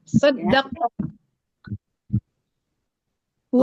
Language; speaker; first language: Arabic; non-native, learner; Indonesian